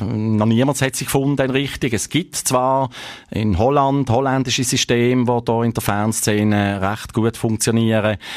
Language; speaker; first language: German; native; German